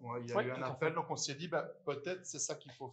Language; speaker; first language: French; native; French